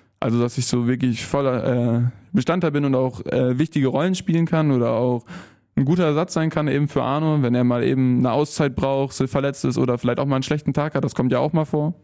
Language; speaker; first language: German; native; German